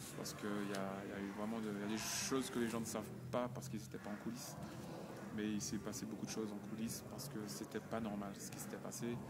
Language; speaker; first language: French; native; French